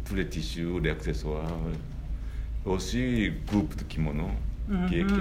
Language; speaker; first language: French; non-native, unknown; Japanese